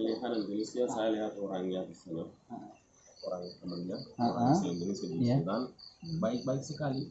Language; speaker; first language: Indonesian; non-native, learner; Arabic